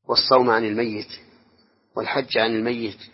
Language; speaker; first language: Arabic; native; Arabic